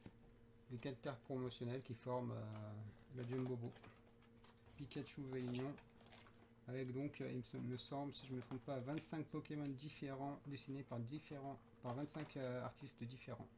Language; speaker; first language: French; native; French